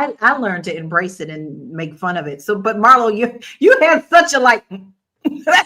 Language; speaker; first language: English; native; English